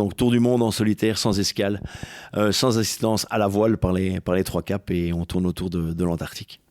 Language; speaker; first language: French; native; French